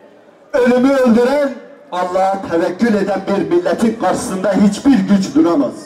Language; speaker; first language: Turkish; native; Turkish